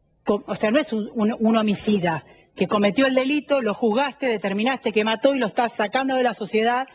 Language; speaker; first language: Spanish; native; Spanish